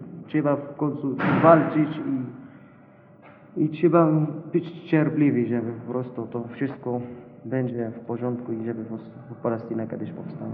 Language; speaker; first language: Polish; non-native, learner; Arabic